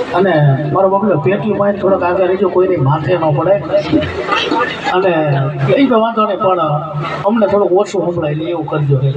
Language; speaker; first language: Gujarati; native; Gujarati